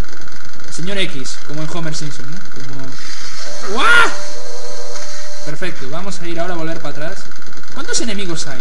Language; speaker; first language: Spanish; native; Spanish